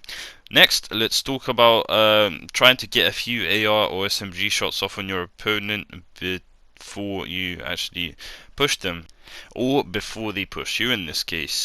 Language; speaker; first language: English; native; English